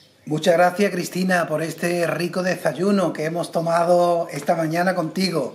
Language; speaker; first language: Spanish; native; Spanish